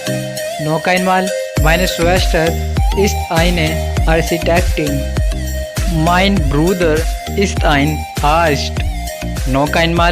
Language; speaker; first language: German; non-native, learner; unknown